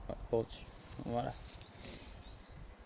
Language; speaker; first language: French; native; French